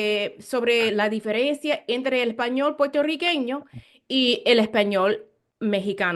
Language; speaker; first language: Spanish; non-native, learner; English